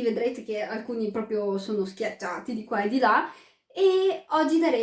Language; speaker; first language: Italian; early bilingual, other home language; Arabic